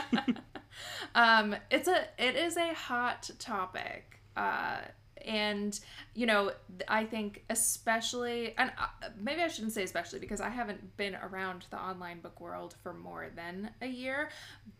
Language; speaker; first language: English; native; English